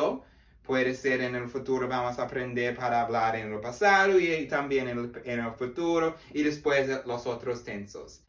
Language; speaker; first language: Spanish; non-native, learner; English